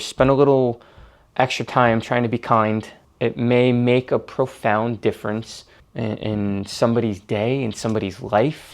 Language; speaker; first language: English; native; English